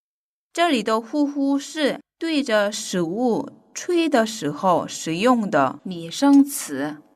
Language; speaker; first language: Chinese; non-native, fluent; Korean